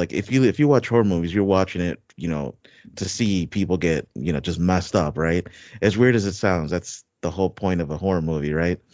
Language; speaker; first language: English; native; English